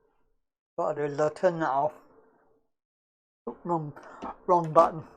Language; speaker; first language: English; native; English